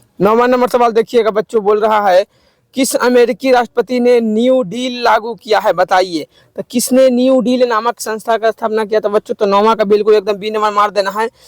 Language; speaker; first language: Hindi; native; Hindi